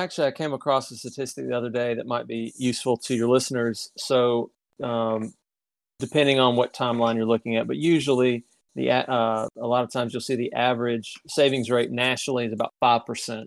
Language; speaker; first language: English; native; English